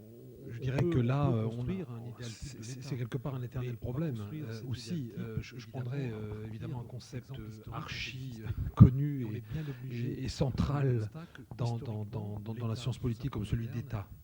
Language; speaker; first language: French; native; French